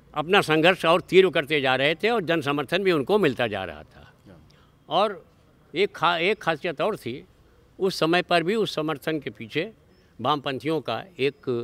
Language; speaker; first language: Hindi; native; Hindi